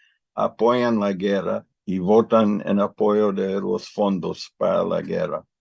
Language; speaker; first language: Spanish; non-native, learner; English